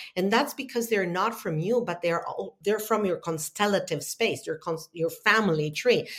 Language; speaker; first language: English; non-native, fluent; Spanish